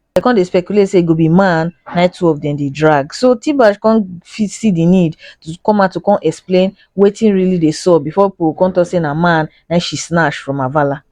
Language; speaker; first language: Nigerian Pidgin; native; Nigerian Pidgin